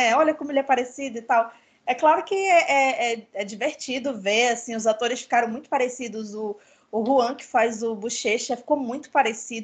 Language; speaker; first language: Portuguese; native; Portuguese